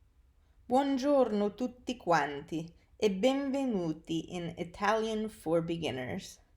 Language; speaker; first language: Italian; non-native, fluent; English